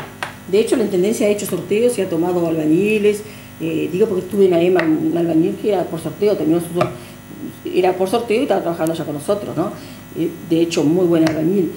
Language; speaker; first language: Spanish; native; Spanish